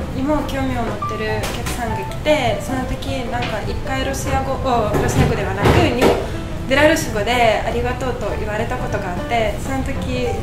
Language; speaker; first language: Japanese; non-native, fluent; Russian